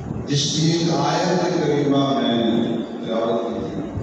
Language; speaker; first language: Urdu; non-native, local second language; Punjabi